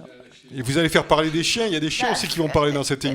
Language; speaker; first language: French; native; French